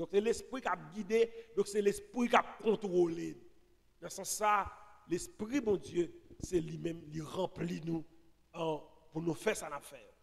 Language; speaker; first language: French; non-native, local second language; Haitian Creole